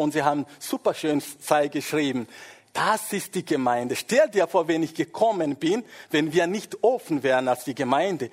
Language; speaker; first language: German; non-native, fluent; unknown